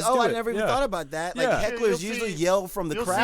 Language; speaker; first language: English; native; English